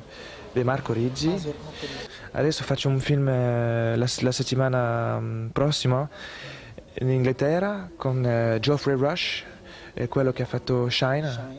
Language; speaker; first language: Italian; non-native, fluent; French